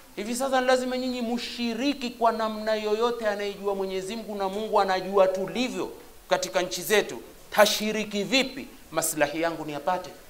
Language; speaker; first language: Swahili; native; Swahili